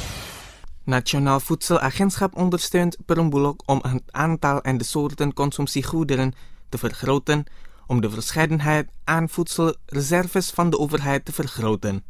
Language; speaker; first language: Dutch; non-native, fluent; Indonesian